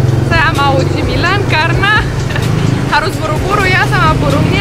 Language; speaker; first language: Indonesian; non-native, fluent; Romanian